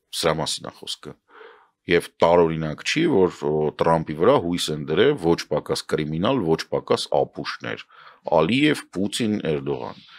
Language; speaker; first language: Armenian; native; Armenian